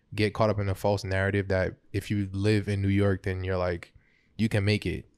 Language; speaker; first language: English; early bilingual, other home language; Haitian Creole